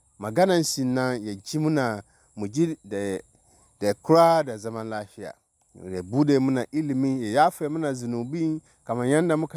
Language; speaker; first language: Hausa; non-native, local second language; Dyula